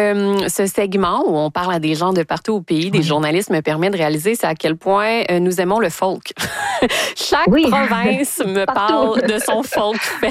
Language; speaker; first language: French; native; French